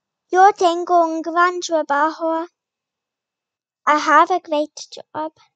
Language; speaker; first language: Spanish; non-native, learner; English